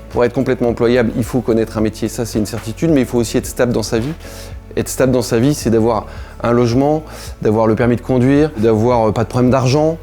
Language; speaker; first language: French; native; French